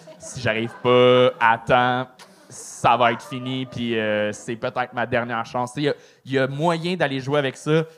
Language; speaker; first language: French; native; French